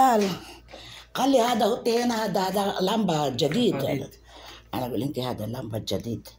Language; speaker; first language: Arabic; non-native, learner; Filipino